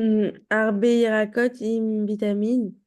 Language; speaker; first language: Hebrew; non-native, learner; French